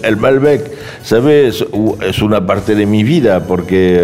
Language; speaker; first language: Spanish; non-native, fluent; French